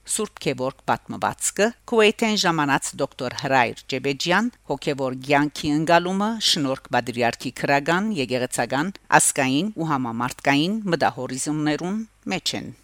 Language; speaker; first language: Armenian; early bilingual, heritage; Armenian